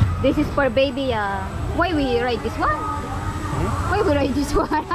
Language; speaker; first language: English; non-native, local second language; Filipino